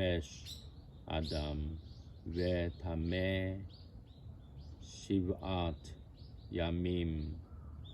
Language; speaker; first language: Hebrew; non-native, learner; Japanese